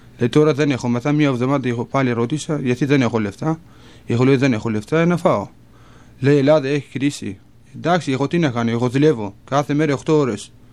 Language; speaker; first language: Greek; non-native, learner; Kurdish